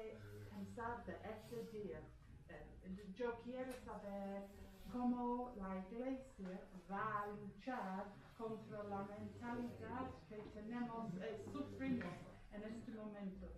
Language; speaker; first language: Spanish; non-native, fluent; English